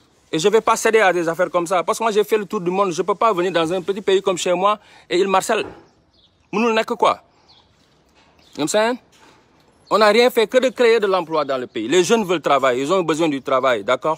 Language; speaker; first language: French; non-native, local second language; Wolof